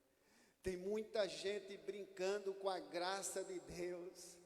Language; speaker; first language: Portuguese; native; Portuguese